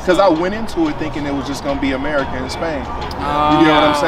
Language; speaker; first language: English; native; English